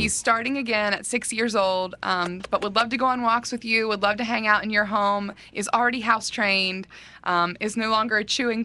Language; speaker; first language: English; native; English